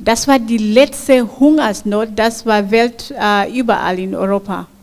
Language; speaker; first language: German; non-native, fluent; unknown